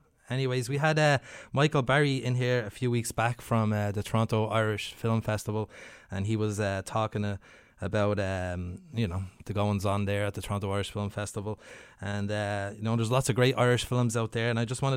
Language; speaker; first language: English; native; English